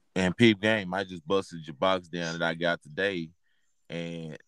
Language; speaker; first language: English; native; English